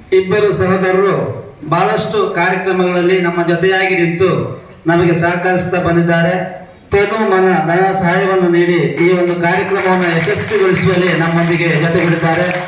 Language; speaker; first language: Kannada; native; Kannada